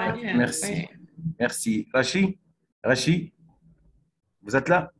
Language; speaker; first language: French; non-native, fluent; Arabic